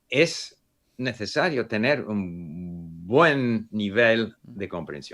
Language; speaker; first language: Spanish; non-native, fluent; English